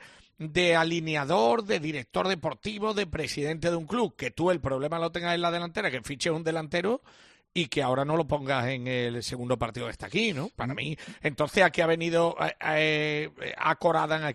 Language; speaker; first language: Spanish; native; Spanish